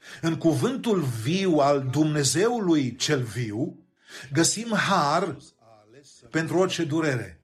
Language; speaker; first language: Romanian; native; Romanian